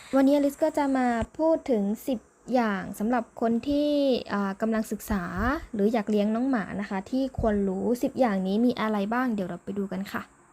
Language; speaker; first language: Thai; native; Thai